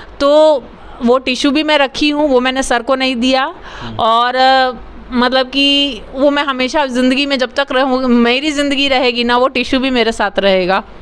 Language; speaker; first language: Hindi; native; Hindi